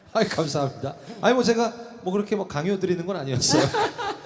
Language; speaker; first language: Korean; native; Korean